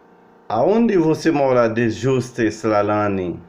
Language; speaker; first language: Portuguese; non-native, learner; Haitian Creole